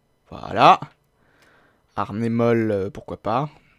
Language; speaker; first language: French; native; French